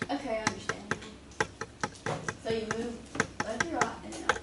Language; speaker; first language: English; native; English